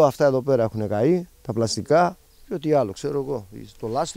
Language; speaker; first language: Greek; non-native, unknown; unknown